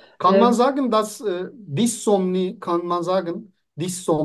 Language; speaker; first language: German; non-native, fluent; Turkish